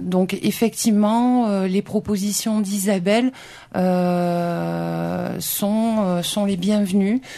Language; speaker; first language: French; native; French